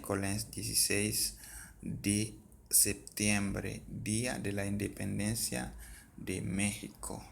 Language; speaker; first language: Spanish; non-native, fluent; Haitian Creole